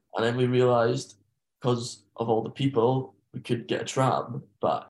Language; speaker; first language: English; native; English